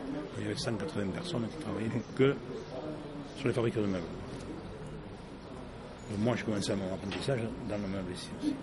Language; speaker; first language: French; native; French